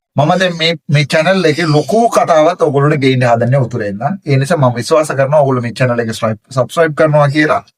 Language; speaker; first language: Sinhala; non-native, local second language; Tamil